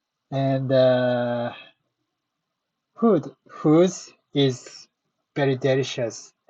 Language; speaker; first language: English; non-native, learner; Japanese